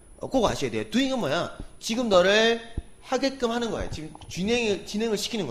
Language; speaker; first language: Korean; native; Korean